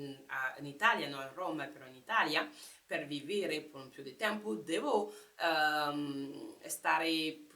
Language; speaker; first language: Italian; non-native, learner; French